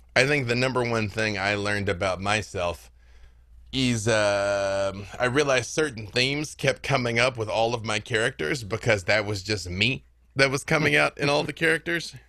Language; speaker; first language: English; native; English